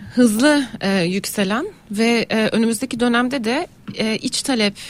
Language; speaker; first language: Turkish; native; Turkish